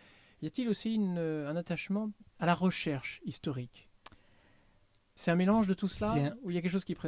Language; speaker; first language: French; native; French